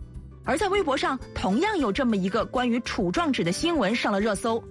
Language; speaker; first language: Chinese; native; Chinese